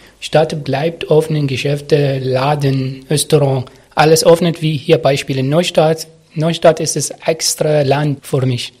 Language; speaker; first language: German; non-native, learner; Arabic